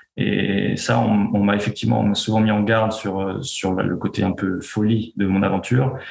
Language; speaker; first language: French; native; French